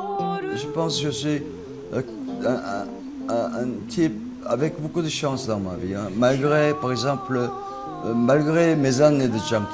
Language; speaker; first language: French; non-native, learner; Korean